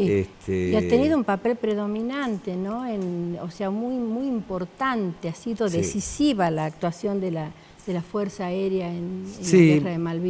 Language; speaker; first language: Spanish; native; Spanish